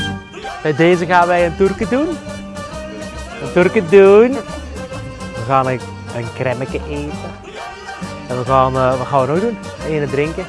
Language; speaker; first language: Dutch; native; Dutch